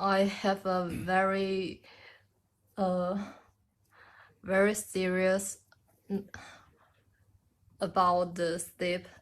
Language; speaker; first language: English; non-native, learner; Chinese